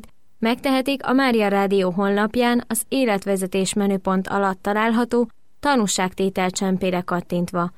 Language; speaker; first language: Hungarian; native; Hungarian